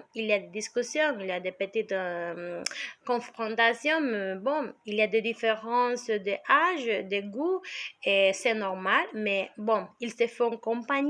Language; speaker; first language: French; non-native, learner; Spanish